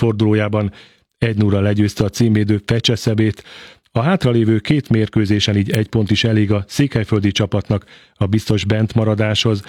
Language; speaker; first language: Hungarian; native; Hungarian